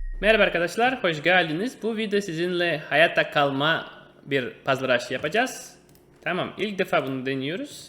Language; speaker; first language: Turkish; non-native, fluent; Russian